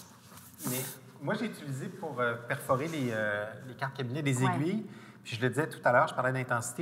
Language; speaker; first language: French; native; French